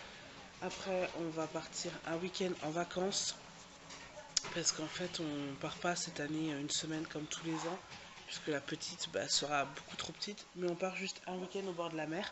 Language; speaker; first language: French; native; French